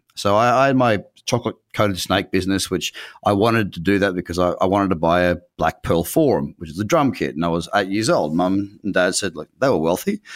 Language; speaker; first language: English; native; English